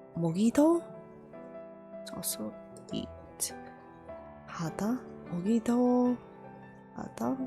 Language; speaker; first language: Korean; non-native, learner; English